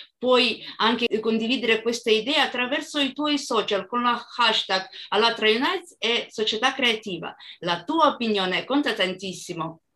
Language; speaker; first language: Italian; non-native, fluent; Russian